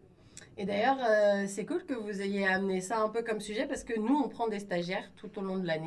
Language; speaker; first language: French; native; French